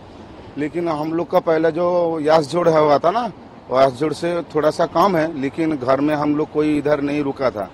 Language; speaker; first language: Hindi; non-native, local second language; Bangla